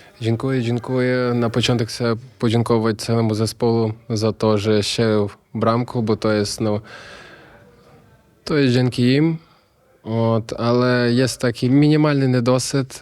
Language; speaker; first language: Polish; non-native, learner; Ukrainian